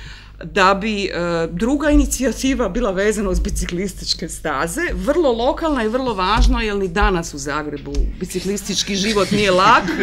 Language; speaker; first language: Croatian; native; Croatian